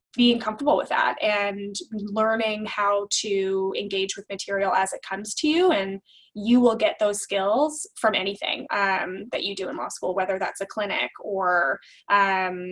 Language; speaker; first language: English; native; English